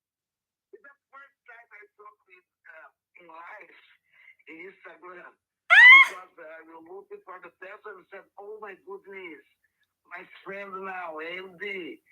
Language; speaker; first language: English; non-native, learner; Portuguese